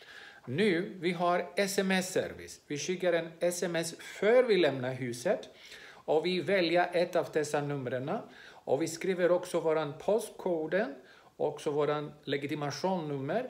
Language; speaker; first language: Swedish; non-native, fluent; Greek